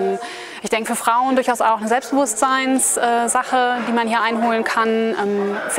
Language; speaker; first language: German; native; German